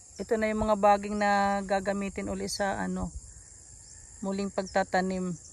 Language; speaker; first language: Filipino; non-native, local second language; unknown